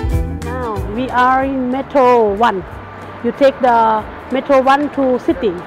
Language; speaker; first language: English; non-native, learner; Thai